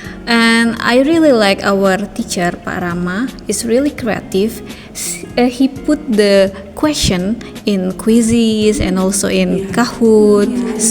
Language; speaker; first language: English; non-native, learner; Indonesian